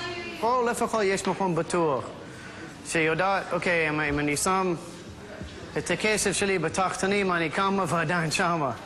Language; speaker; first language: Hebrew; non-native, local second language; English